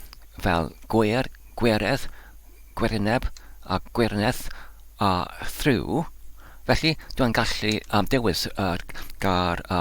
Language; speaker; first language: Welsh; non-native, learner; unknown